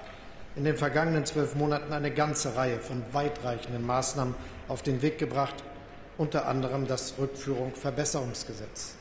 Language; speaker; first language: German; native; German